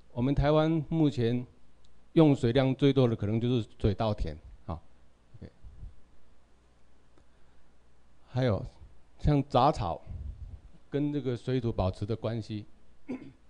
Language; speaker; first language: Chinese; non-native, local second language; Min Nan Chinese